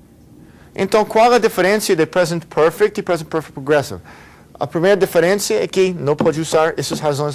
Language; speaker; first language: Portuguese; non-native, fluent; Spanish